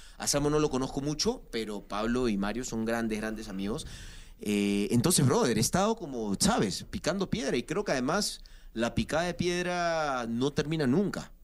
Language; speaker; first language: Spanish; native; Spanish